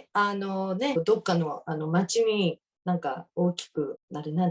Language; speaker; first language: Japanese; native; Japanese